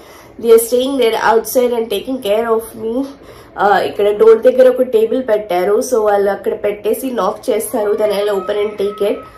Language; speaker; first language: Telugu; native; Telugu